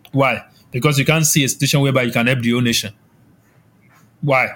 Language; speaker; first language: English; non-native, local second language; Yoruba